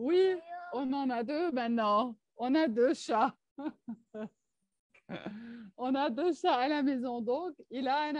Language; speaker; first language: French; non-native, local second language; Arabic